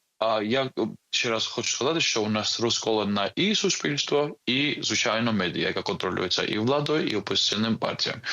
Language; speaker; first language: Ukrainian; non-native, fluent; Georgian